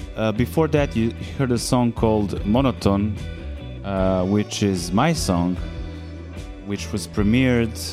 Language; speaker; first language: English; non-native, fluent; Serbian